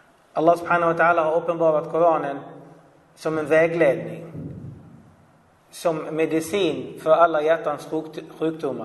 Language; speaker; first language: Swedish; non-native, fluent; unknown